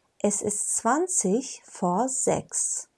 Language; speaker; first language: German; non-native, fluent; Turkish